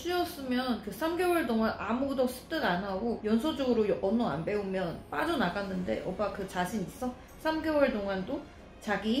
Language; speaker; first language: Korean; non-native, fluent; Chinese